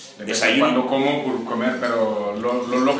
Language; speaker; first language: Spanish; non-native, learner; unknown